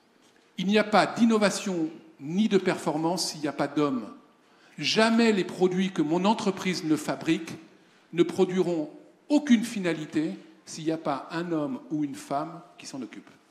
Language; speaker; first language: French; native; French